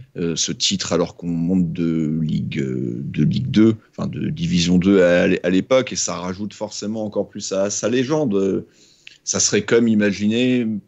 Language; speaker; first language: French; native; French